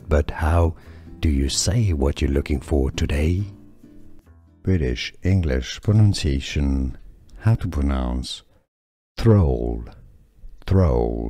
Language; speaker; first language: English; non-native, fluent; French